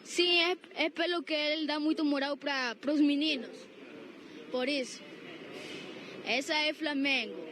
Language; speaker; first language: Portuguese; early bilingual, heritage; Portuguese